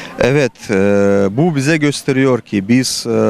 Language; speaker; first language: Turkish; non-native, fluent; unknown